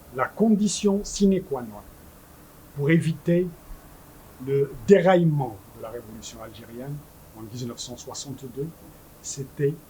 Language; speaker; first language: French; non-native, local second language; Kabyle